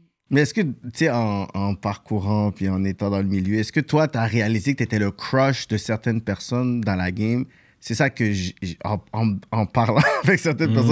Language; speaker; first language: French; native; French